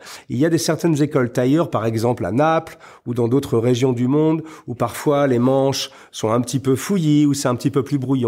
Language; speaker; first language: French; native; French